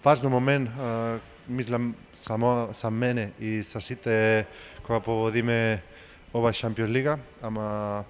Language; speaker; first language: Macedonian; non-native, learner; Spanish